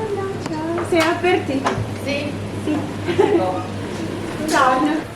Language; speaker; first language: Italian; non-native, learner; Russian